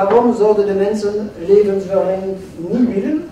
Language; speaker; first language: Dutch; non-native, local second language; French